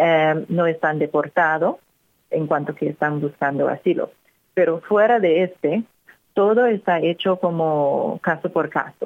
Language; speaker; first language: Spanish; non-native, fluent; English